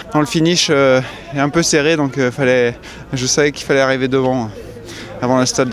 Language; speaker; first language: French; native; French